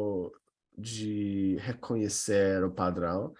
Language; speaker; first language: Portuguese; non-native, learner; English